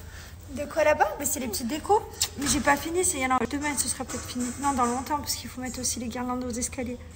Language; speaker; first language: French; native; French